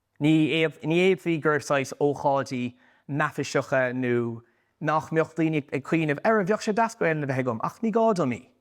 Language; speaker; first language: Irish; native; Irish